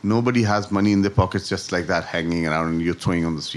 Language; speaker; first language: English; non-native, local second language; Hindi